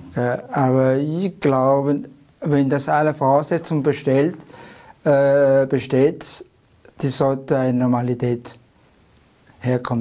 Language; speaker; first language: German; non-native, learner; Chinese